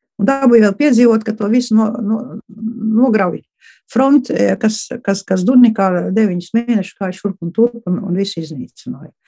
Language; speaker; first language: Latvian; early bilingual, heritage; Latvian